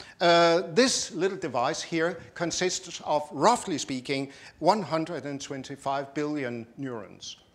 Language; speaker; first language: English; non-native, fluent; Danish